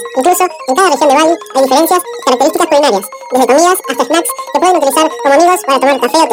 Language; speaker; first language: Spanish; non-native, fluent; Indonesian